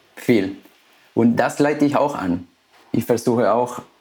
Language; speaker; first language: German; non-native, fluent; Spanish